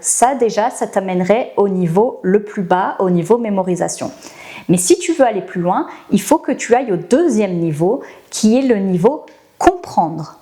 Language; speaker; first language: French; native; French